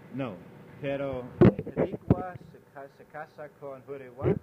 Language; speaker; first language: Spanish; non-native, learner; English